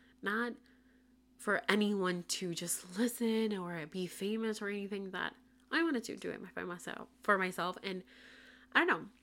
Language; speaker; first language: English; non-native, local second language; Spanish